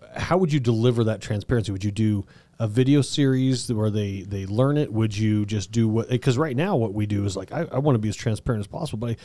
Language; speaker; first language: English; native; English